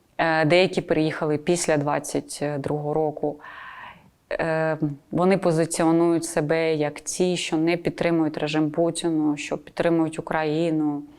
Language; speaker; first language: Ukrainian; non-native, local second language; Russian